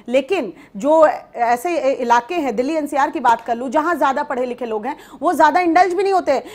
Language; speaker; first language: Hindi; native; Hindi